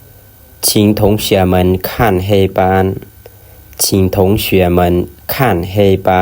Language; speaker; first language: Chinese; non-native, learner; Lao